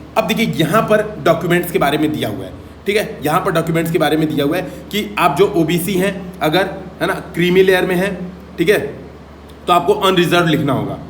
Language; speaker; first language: Hindi; native; Hindi